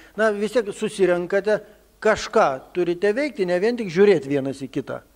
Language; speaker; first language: Lithuanian; native; Lithuanian